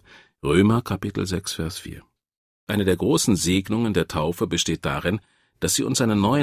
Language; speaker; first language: German; native; German